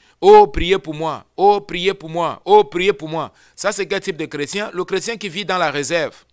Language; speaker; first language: French; non-native, local second language; Lingala